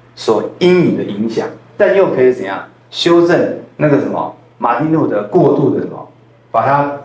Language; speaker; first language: Chinese; non-native, local second language; Min Nan Chinese